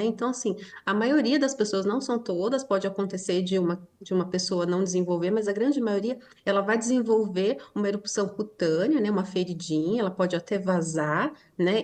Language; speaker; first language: Portuguese; native; Portuguese